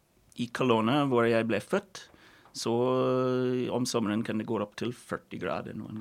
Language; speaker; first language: Norwegian; non-native, fluent; English